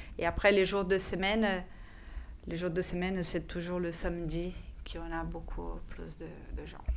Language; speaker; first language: French; non-native, fluent; Portuguese